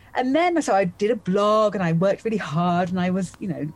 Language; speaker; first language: English; native; English